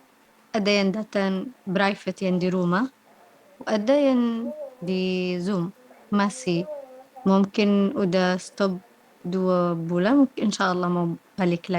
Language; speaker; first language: Indonesian; non-native, learner; Arabic